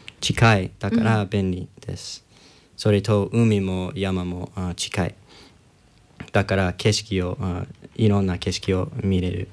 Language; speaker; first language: Japanese; non-native, learner; English